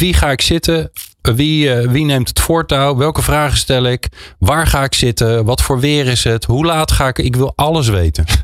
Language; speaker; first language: Dutch; native; Dutch